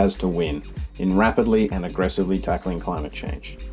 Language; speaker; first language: English; native; English